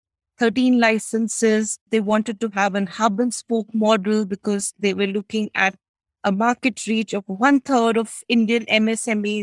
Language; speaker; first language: English; non-native, local second language; Kashmiri